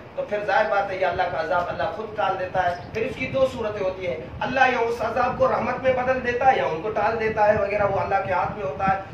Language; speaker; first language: Urdu; non-native, local second language; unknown